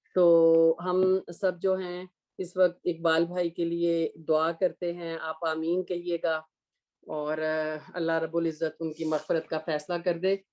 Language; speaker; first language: Urdu; native; Urdu